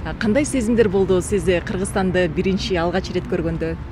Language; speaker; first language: Kyrgyz; native; Kyrgyz